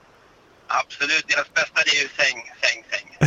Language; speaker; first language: Swedish; native; Swedish